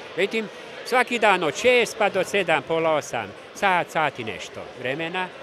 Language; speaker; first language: Bosnian; non-native, local second language; Hungarian